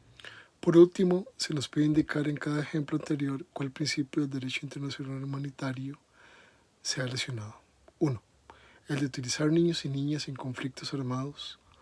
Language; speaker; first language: Spanish; native; Spanish